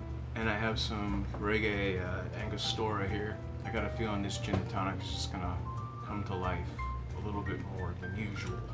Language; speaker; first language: English; native; English